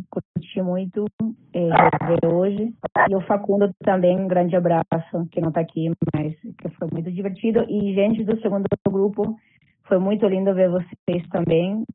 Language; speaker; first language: Portuguese; non-native, fluent; Spanish